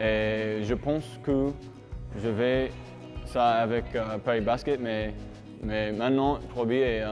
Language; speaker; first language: French; non-native, learner; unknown